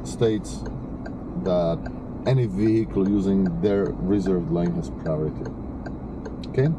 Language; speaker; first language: English; non-native, fluent; Czech